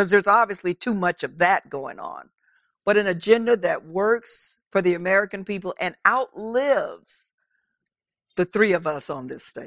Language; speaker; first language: English; native; English